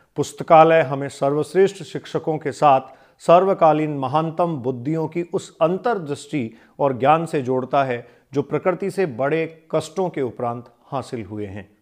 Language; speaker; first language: Hindi; native; Hindi